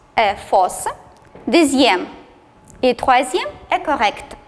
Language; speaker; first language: French; non-native, fluent; Ukrainian